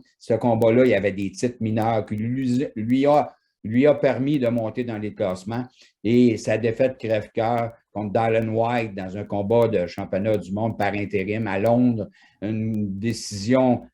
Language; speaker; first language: French; native; French